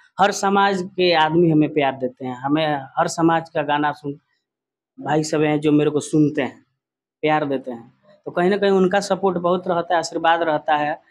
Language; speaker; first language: Hindi; non-native, local second language; Bhojpuri